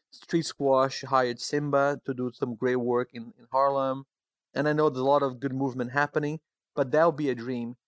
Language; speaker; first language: English; non-native, fluent; Portuguese